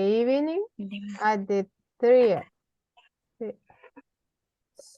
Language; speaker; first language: English; non-native, learner; Spanish